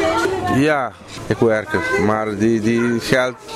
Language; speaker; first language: Dutch; non-native, local second language; Papiamento